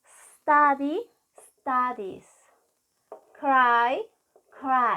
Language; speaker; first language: English; non-native, fluent; Spanish